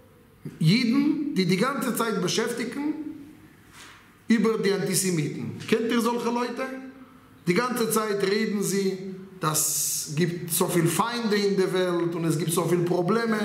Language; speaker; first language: German; non-native, fluent; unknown